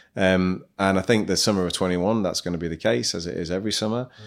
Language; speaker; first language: English; native; English